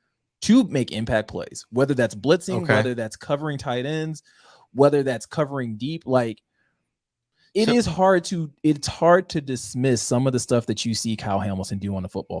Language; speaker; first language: English; native; English